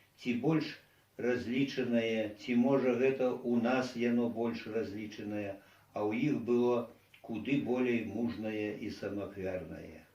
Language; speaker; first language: Belarusian; non-native, local second language; Russian